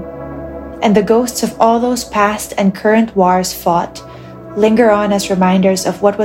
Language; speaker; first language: English; non-native, local second language; Filipino